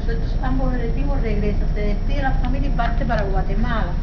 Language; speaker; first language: Spanish; native; Spanish